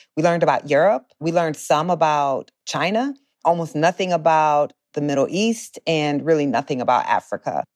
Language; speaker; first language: English; native; English